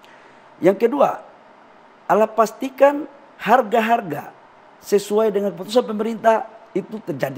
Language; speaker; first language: Indonesian; native; Indonesian